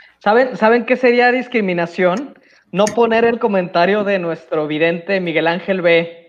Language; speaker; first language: Spanish; native; Spanish